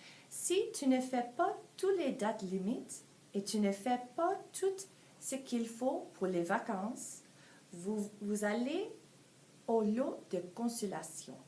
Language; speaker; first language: French; non-native, fluent; English